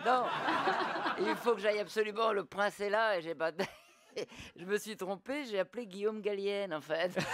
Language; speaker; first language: French; native; French